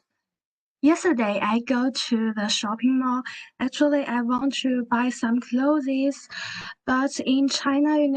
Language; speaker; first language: English; non-native, learner; Chinese